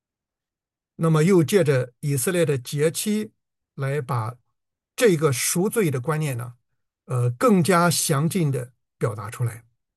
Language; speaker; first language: Chinese; native; Chinese